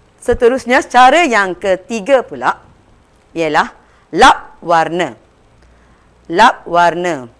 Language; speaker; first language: Malay; non-native, local second language; Tamil